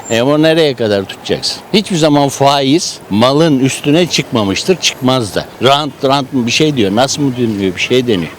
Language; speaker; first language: Turkish; native; Turkish